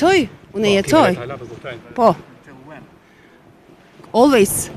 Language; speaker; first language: Albanian; non-native, learner; Turkish